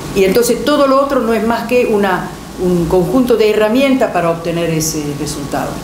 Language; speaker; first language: Spanish; non-native, fluent; Italian